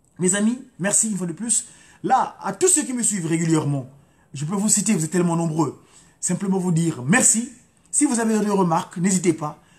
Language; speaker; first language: French; non-native, local second language; Lingala